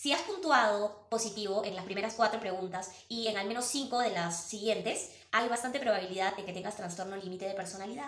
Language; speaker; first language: Spanish; native; Spanish